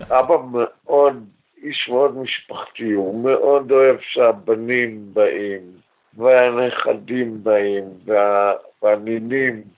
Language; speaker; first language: Hebrew; native; Hebrew